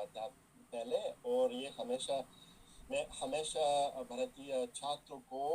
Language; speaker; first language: Hindi; non-native, fluent; Russian